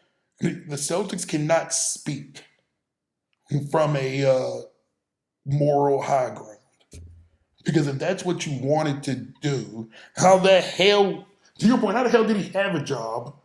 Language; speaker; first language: English; native; English